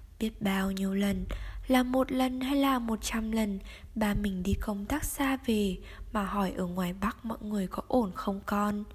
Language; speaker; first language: Vietnamese; native; Vietnamese